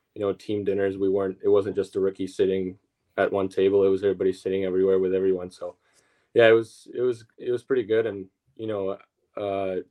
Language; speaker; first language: English; early bilingual, other home language; Russian